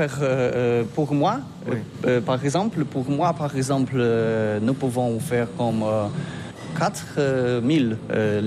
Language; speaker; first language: French; non-native, learner; Polish